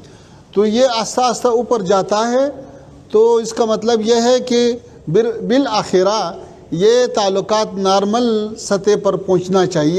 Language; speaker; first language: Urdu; non-native, fluent; Pashto